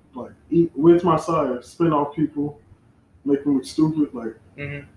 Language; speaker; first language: English; native; English